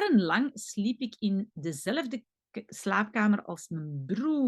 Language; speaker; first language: Dutch; non-native, local second language; French